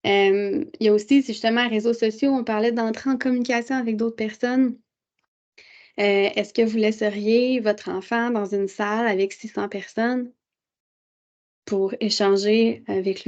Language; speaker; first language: French; native; French